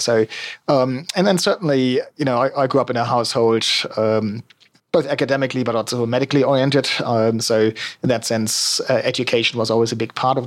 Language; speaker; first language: English; non-native, fluent; German